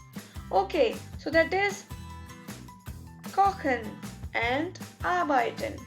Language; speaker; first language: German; non-native, fluent; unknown